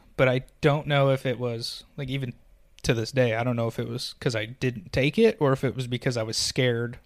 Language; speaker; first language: English; native; English